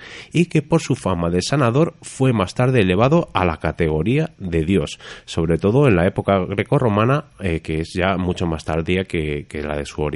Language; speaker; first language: Spanish; native; Spanish